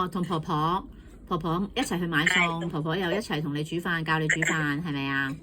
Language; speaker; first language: Cantonese; native; Cantonese